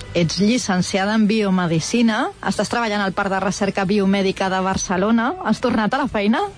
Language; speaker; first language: Catalan; native; Catalan